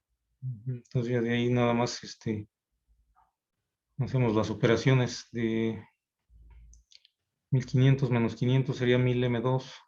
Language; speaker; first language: Spanish; native; Spanish